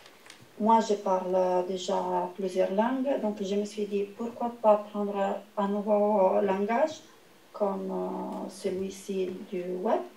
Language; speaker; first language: French; non-native, fluent; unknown